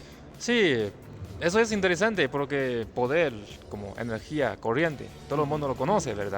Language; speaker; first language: Spanish; non-native, fluent; Chinese